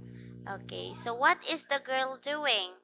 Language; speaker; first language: English; non-native, fluent; Filipino